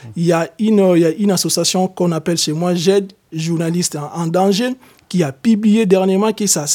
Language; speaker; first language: French; non-native, local second language; Lingala